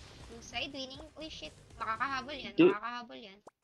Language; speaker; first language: English; non-native, local second language; Filipino